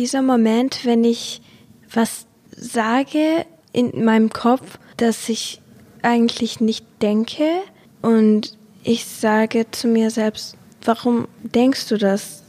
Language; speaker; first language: German; non-native, fluent; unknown